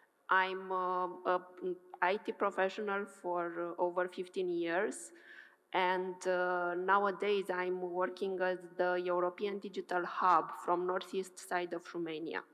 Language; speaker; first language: English; non-native, fluent; Romanian